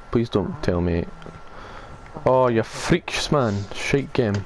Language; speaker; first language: English; native; English